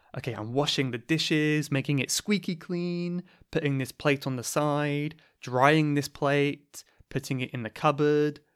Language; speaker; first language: English; native; English